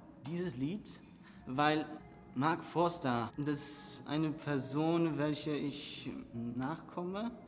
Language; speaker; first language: German; non-native, fluent; Polish